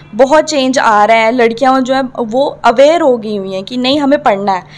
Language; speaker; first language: Hindi; native; Hindi